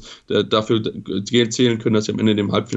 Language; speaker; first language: German; native; German